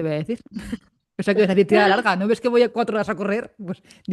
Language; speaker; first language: Spanish; native; Spanish